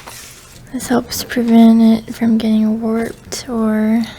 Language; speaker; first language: English; native; English